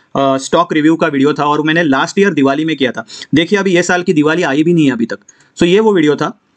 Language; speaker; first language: Hindi; non-native, local second language; Marathi